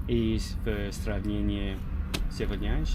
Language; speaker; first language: Russian; non-native, learner; English